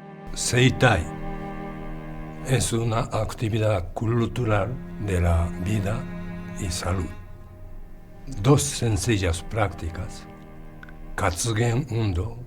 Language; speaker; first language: Spanish; non-native, fluent; Japanese